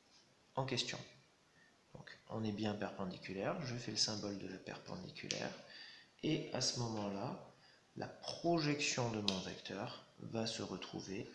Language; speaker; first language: French; native; French